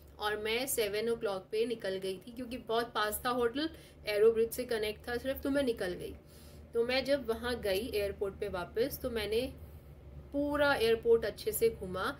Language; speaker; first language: Hindi; non-native, local second language; Telugu